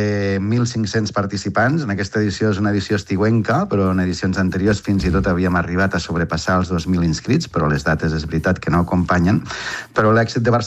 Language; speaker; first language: Catalan; native; Catalan